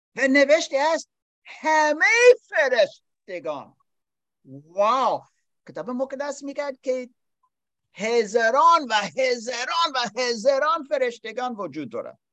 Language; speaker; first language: Persian; non-native, learner; English